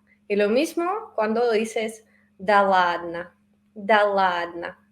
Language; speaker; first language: Spanish; non-native, fluent; Russian